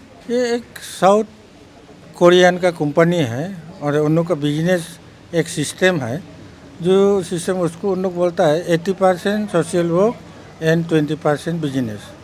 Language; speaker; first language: Hindi; non-native, local second language; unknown